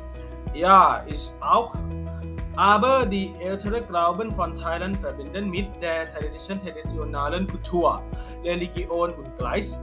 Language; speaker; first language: German; non-native, learner; Thai